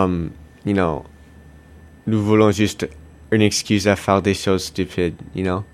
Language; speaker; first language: French; non-native, local second language; English